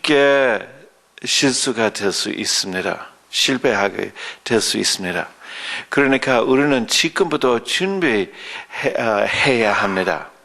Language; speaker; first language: Korean; early bilingual, other home language; English